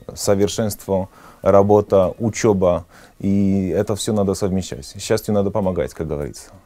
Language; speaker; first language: Russian; non-native, fluent; Polish